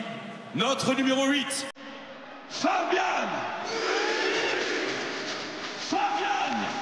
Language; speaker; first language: French; native; French